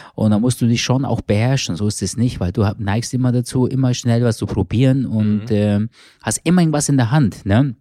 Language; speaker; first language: German; early bilingual, other home language; Turkish